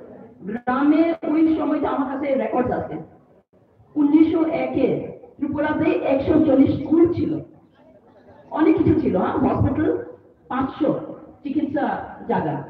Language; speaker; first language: Bangla; non-native, local second language; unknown